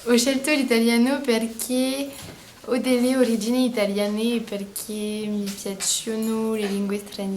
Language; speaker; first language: Italian; non-native, learner; French